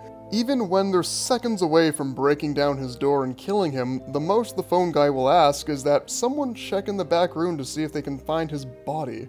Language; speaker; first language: English; native; English